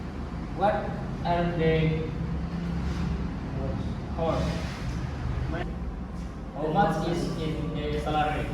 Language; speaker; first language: English; non-native, learner; Indonesian